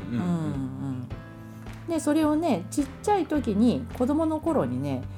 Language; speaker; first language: Japanese; native; Japanese